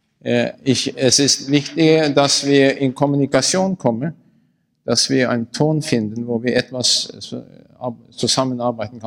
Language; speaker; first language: German; non-native, learner; Norwegian